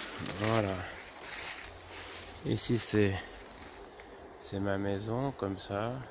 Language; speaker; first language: French; non-native, fluent; Russian